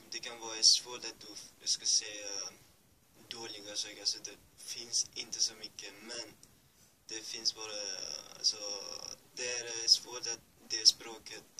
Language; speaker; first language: Swedish; early bilingual, other home language; Persian